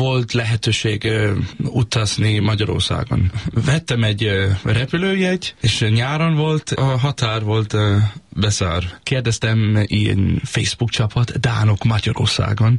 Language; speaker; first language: Hungarian; non-native, learner; Danish